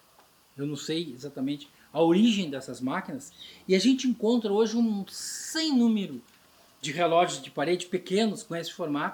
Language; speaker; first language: Portuguese; native; Portuguese